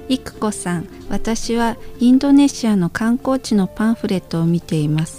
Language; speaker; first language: Japanese; non-native, learner; Indonesian